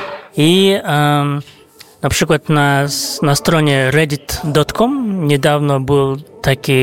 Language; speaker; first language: Polish; non-native, fluent; Kazakh